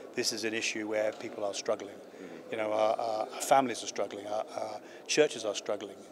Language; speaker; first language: English; native; English